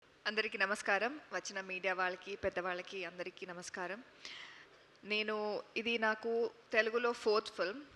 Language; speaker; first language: Telugu; non-native, learner; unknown